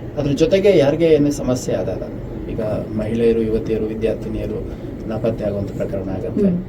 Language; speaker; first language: Kannada; native; Kannada